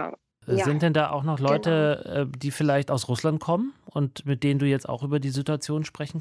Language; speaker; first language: German; native; German